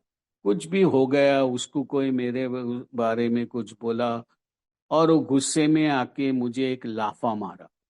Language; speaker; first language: Hindi; non-native, local second language; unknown